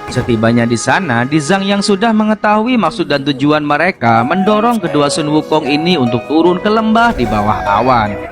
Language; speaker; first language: Indonesian; native; Indonesian